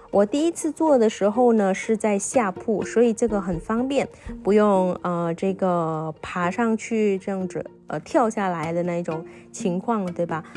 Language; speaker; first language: Chinese; non-native, fluent; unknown